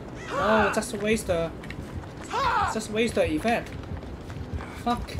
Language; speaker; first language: English; non-native, learner; Chinese